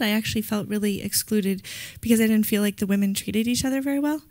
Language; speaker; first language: English; native; English